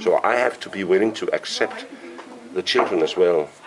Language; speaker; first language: English; non-native, fluent; Danish